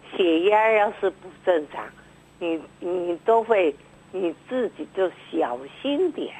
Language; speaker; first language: Chinese; non-native, local second language; Hakka Chinese